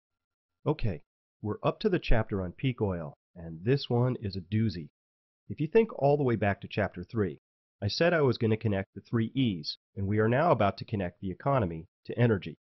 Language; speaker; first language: English; native; English